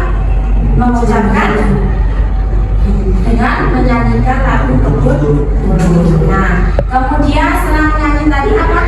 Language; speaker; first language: Indonesian; native; Indonesian